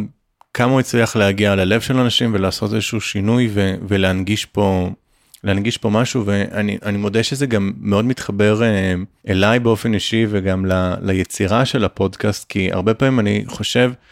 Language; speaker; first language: Hebrew; native; Hebrew